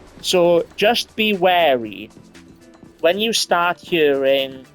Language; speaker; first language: English; native; English